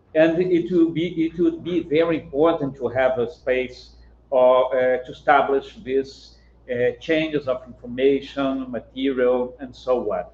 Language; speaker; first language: English; non-native, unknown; Portuguese